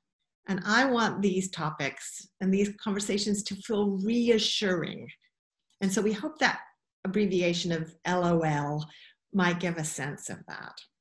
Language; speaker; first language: English; native; English